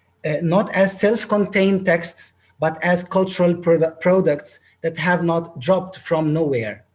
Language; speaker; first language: English; non-native, local second language; Arabic